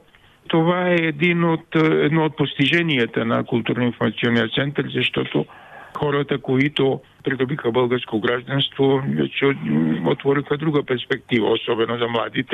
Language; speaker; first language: Bulgarian; early bilingual, heritage; Bulgarian